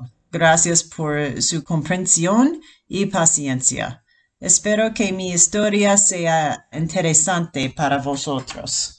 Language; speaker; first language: Spanish; non-native, fluent; English